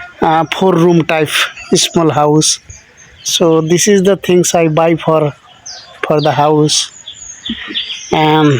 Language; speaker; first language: English; non-native, learner; Bangla